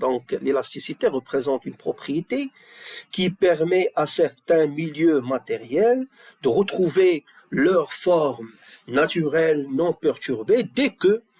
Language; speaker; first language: French; non-native, local second language; Arabic